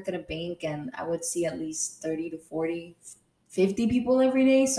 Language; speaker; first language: English; non-native, fluent; Spanish